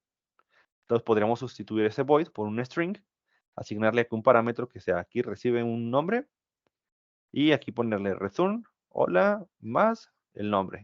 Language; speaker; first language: Spanish; native; Spanish